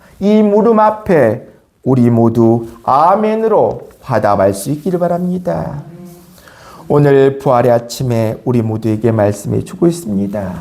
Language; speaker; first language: Korean; native; Korean